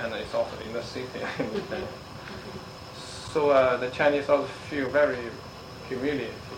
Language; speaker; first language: English; non-native, fluent; Chinese